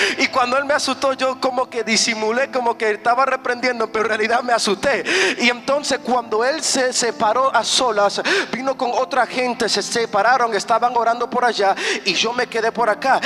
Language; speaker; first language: Spanish; native; Spanish